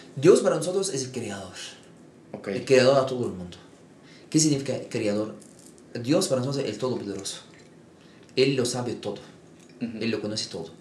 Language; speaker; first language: Spanish; non-native, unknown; Arabic